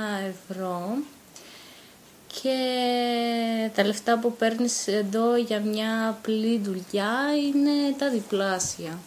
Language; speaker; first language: Greek; non-native, fluent; Bulgarian